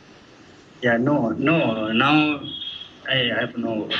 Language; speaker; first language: English; non-native, learner; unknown